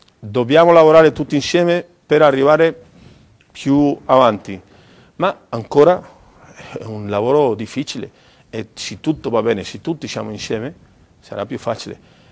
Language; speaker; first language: Italian; non-native, fluent; Spanish